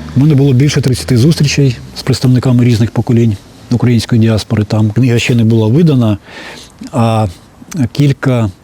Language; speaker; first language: Ukrainian; native; Ukrainian